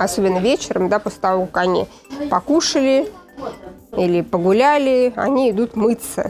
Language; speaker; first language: Russian; native; Russian